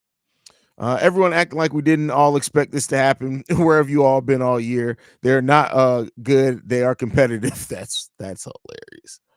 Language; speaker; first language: English; native; English